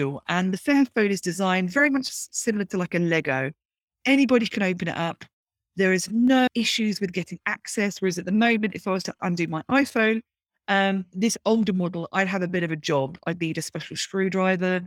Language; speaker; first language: English; native; English